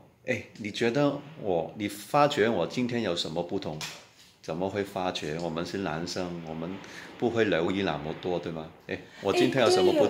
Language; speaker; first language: Chinese; non-native, local second language; Cantonese